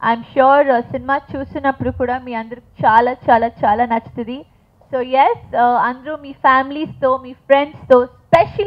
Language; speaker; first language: Telugu; non-native, fluent; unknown